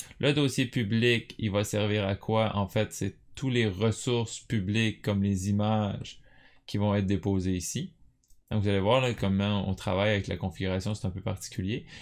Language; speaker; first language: French; native; French